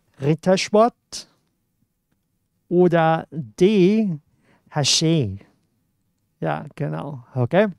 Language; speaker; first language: German; non-native, fluent; Cantonese